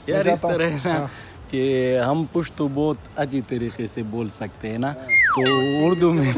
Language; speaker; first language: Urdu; non-native, local second language; Pashto